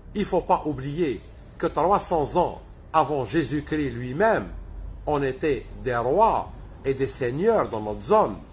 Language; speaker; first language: French; non-native, local second language; Arabic